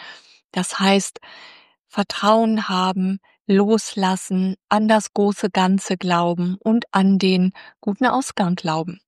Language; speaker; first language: German; native; German